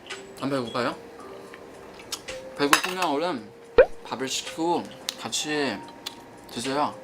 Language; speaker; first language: Korean; non-native, learner; Chinese